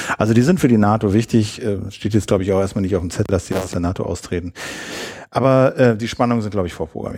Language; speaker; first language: German; native; German